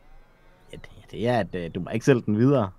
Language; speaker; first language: Danish; native; Danish